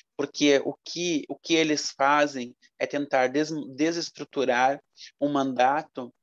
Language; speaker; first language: Portuguese; native; Portuguese